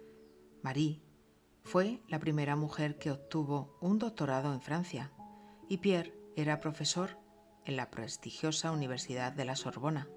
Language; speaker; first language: Spanish; native; Spanish